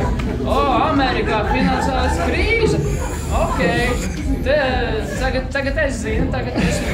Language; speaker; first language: Latvian; non-native, local second language; Russian